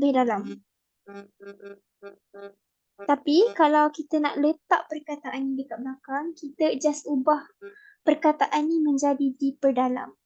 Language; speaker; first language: Malay; native; Malay